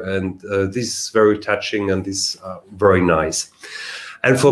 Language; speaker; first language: English; non-native, learner; German